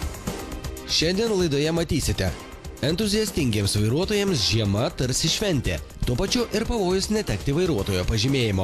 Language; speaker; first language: Lithuanian; native; Lithuanian